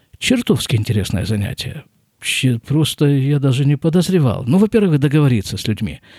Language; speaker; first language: Russian; native; Russian